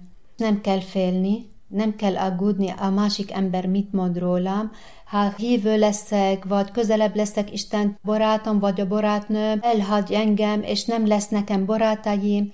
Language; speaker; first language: Hungarian; non-native, learner; Arabic